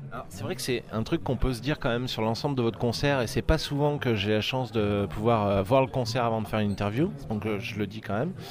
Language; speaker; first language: French; native; French